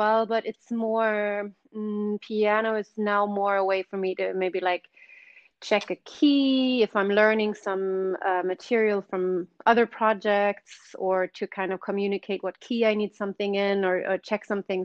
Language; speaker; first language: English; non-native, fluent; Swedish